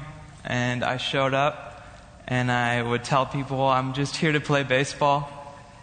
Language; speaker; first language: English; native; English